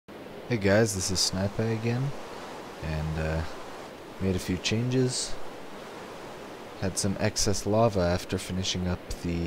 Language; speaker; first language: English; native; English